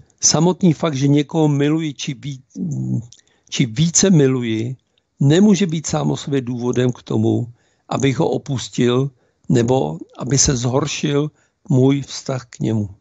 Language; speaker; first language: Czech; native; Czech